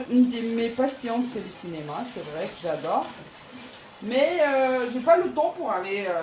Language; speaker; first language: French; non-native, fluent; Portuguese